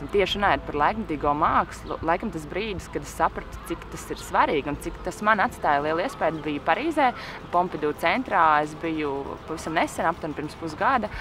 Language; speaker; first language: Latvian; native; Latvian